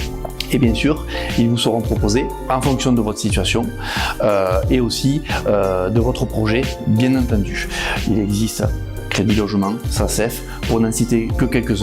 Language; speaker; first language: French; native; French